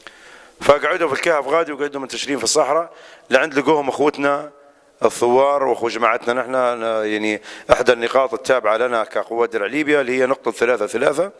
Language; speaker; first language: Arabic; native; Arabic